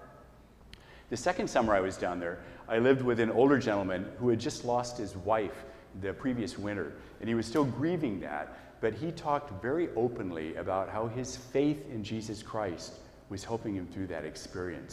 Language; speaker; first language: English; native; English